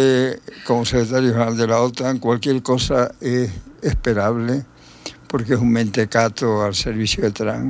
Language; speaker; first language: Spanish; native; Spanish